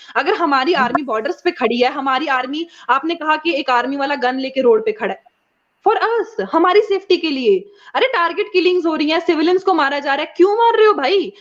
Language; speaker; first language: Hindi; non-native, local second language; Kashmiri